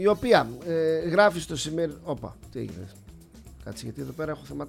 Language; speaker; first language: Greek; native; Greek